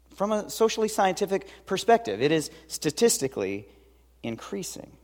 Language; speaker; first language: English; native; English